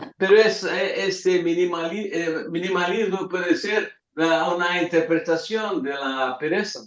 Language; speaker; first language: Spanish; non-native, fluent; Portuguese